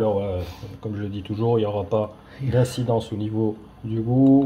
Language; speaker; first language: French; native; French